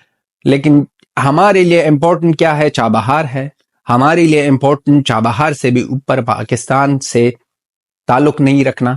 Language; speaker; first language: Hindi; non-native, fluent; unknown